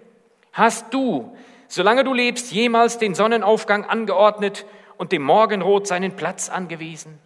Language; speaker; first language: German; native; German